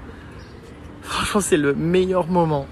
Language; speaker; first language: French; native; French